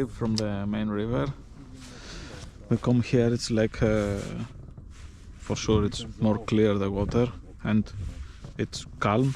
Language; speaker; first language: English; non-native, learner; Greek